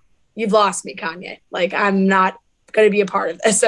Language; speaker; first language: English; native; English